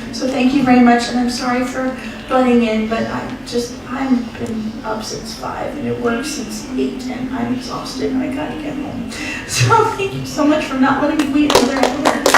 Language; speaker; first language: English; native; English